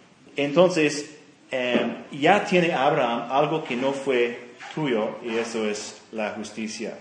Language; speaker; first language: Spanish; non-native, fluent; English